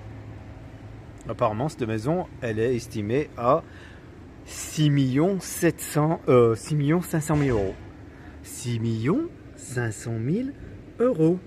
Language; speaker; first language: French; native; French